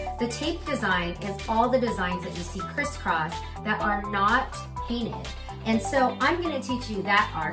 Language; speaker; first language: English; native; English